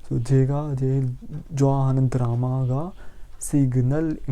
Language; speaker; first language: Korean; non-native, fluent; Urdu